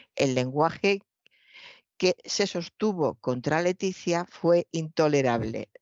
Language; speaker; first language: Spanish; native; Spanish